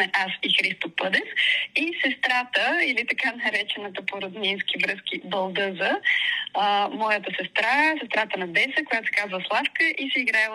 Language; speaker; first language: Bulgarian; native; Bulgarian